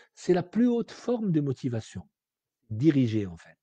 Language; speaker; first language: French; non-native, local second language; Arabic